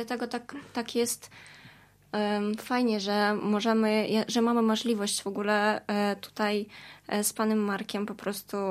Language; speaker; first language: Polish; non-native, fluent; Russian